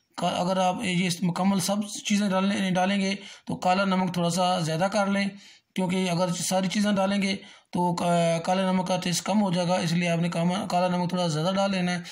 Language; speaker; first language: Urdu; non-native, local second language; Punjabi